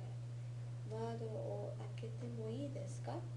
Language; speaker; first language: Japanese; non-native, learner; English